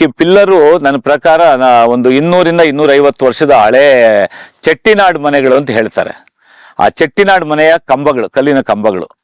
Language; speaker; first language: Kannada; native; Kannada